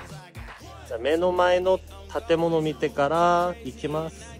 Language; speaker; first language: Japanese; non-native, fluent; Korean